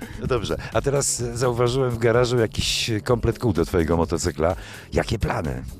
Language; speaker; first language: Polish; native; Polish